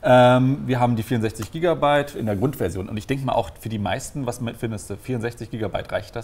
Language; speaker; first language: German; native; German